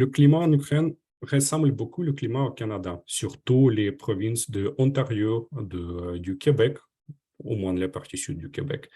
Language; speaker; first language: French; non-native, fluent; Ukrainian